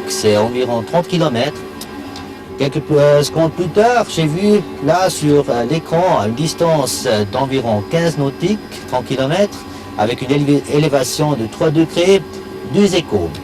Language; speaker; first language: French; non-native, local second language; German